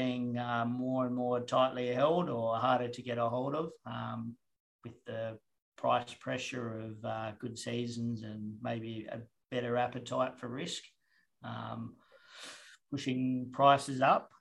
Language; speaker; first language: English; native; English